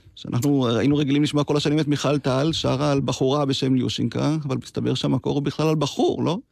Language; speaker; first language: Hebrew; native; Hebrew